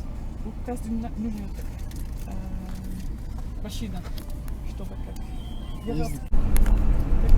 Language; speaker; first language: Russian; non-native, learner; German